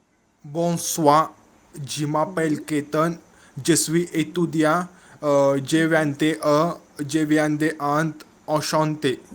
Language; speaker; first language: French; non-native, learner; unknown